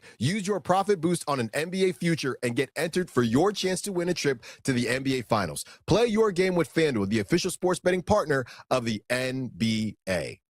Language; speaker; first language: English; native; English